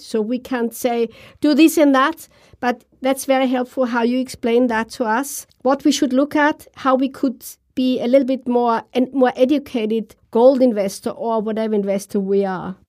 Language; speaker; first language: English; non-native, fluent; German